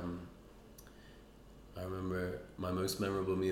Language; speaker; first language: English; native; English